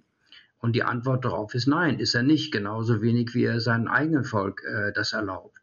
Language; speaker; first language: German; early bilingual, heritage; German